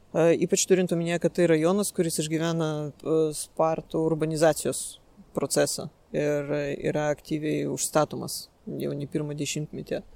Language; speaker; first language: Lithuanian; non-native, local second language; Russian